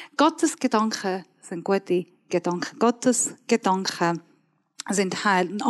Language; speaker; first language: German; non-native, fluent; Persian